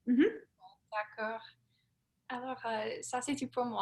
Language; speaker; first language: French; non-native, learner; English